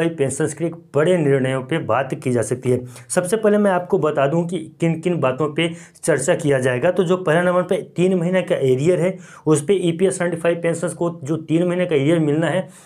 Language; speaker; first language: Hindi; native; Hindi